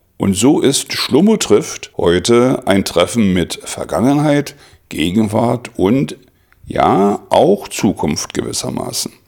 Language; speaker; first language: German; native; German